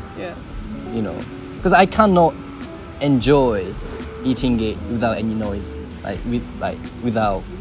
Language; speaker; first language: English; non-native, learner; Japanese